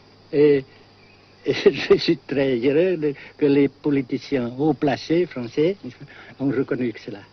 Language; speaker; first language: French; non-native, local second language; Vietnamese